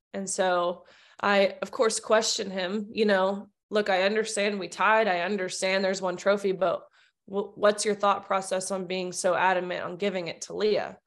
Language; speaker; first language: English; native; English